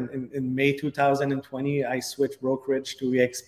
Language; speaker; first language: English; non-native, fluent; French